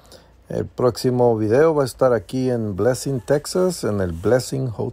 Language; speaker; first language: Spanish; early bilingual, heritage; Spanish